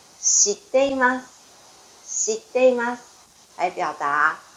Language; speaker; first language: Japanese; non-native, fluent; Chinese